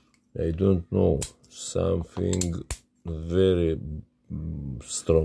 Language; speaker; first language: English; non-native, learner; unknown